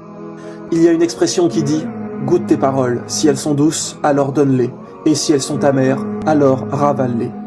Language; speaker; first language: French; native; French